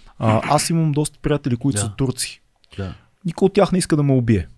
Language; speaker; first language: Bulgarian; native; Bulgarian